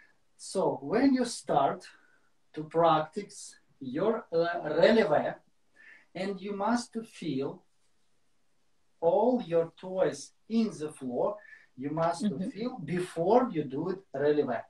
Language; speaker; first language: English; non-native, learner; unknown